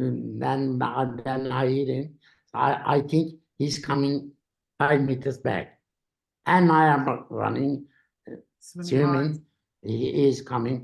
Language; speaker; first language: English; non-native, learner; Turkish